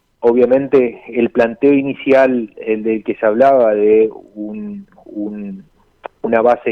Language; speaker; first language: Spanish; native; Spanish